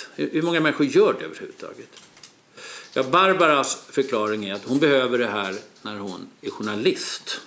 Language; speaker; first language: Swedish; native; Swedish